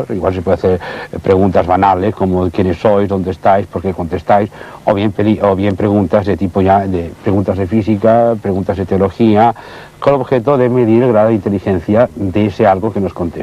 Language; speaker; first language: Spanish; native; Spanish